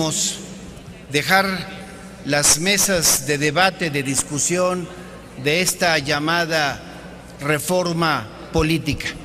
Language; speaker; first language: Spanish; native; Spanish